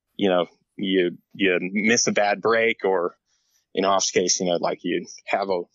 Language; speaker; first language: English; native; English